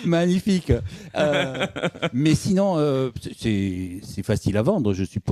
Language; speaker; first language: French; native; French